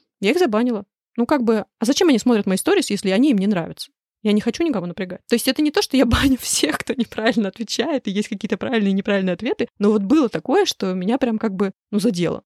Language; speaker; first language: Russian; native; Russian